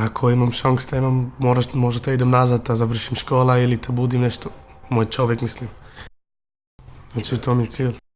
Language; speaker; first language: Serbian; early bilingual, heritage; German